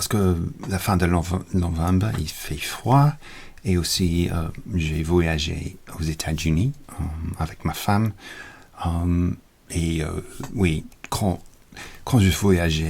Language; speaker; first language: French; non-native, learner; English